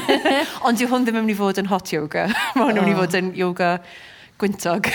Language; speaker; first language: Welsh; native; Welsh